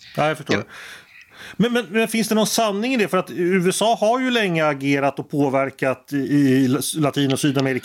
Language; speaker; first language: Swedish; native; Swedish